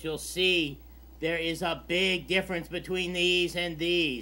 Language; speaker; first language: English; native; English